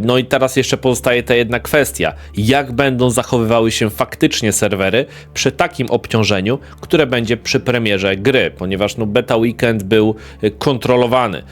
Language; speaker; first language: Polish; native; Polish